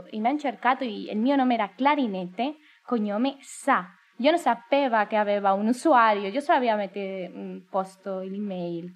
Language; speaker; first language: Italian; non-native, learner; Spanish